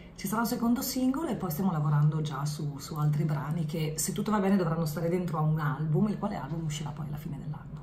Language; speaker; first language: Italian; native; Italian